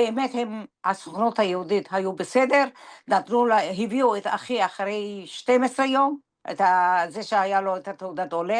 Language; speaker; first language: Hebrew; non-native, fluent; Persian